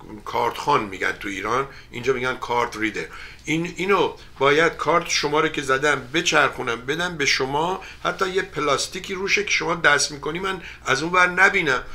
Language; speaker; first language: Persian; native; Persian